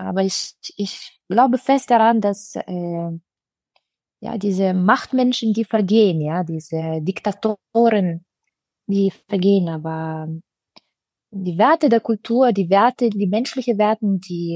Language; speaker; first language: German; non-native, fluent; Russian